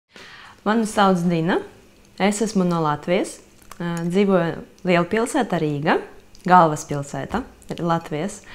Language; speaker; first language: Latvian; non-native, local second language; Russian